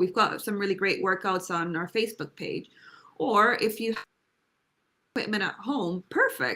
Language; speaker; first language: English; native; English